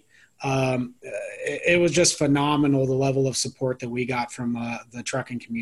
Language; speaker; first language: English; native; English